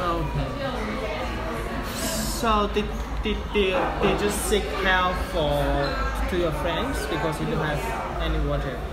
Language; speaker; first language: English; non-native, fluent; Cantonese